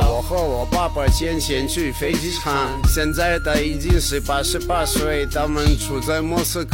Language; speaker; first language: Chinese; non-native, learner; Russian